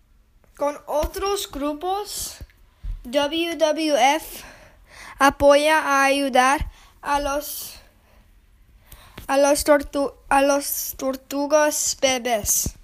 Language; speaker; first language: Spanish; non-native, learner; English